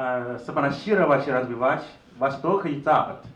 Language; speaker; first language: Russian; non-native, learner; Chinese